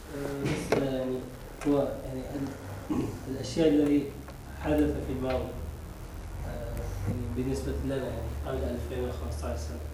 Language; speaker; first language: Arabic; non-native, fluent; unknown